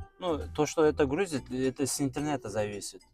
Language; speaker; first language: Russian; non-native, learner; Kyrgyz